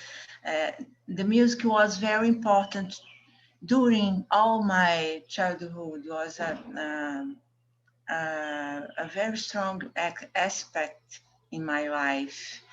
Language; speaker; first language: English; non-native, learner; Portuguese